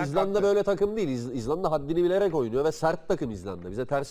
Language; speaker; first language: Turkish; native; Turkish